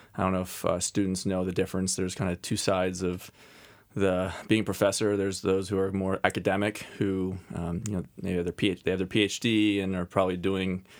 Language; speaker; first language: English; native; English